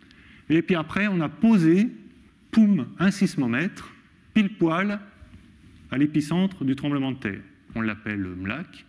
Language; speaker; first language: French; native; French